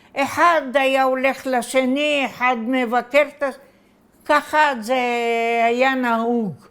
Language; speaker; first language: Hebrew; non-native, fluent; Arabic